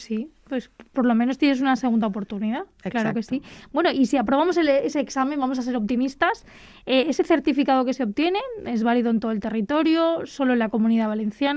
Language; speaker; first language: Spanish; native; Spanish